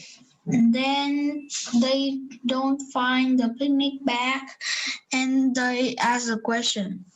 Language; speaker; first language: English; non-native, learner; Vietnamese